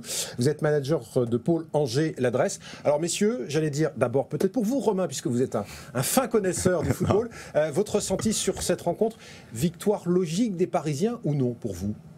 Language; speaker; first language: French; native; French